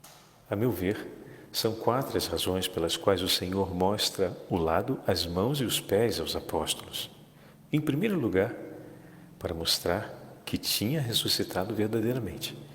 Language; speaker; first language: Portuguese; native; Portuguese